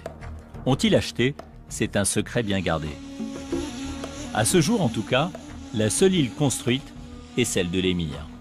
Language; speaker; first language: French; native; French